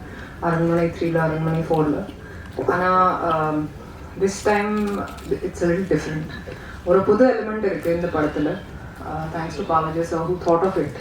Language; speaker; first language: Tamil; non-native, learner; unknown